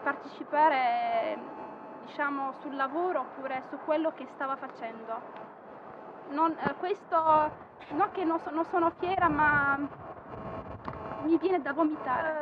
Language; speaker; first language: Italian; non-native, fluent; Arabic